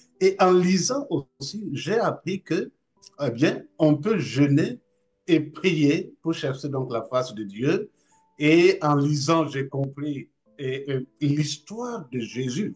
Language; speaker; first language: French; non-native, local second language; Mossi